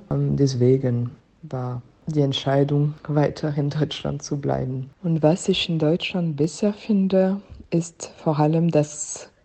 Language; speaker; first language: German; non-native, fluent; French